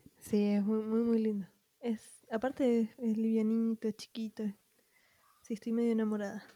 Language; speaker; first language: Spanish; native; Spanish